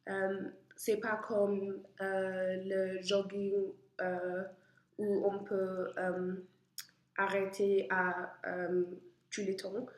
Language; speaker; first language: French; non-native, learner; English